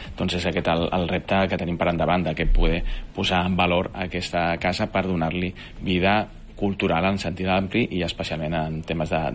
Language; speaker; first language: Catalan; native; Catalan